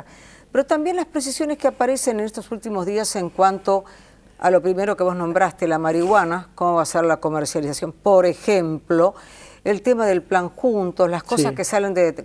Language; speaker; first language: Spanish; native; Spanish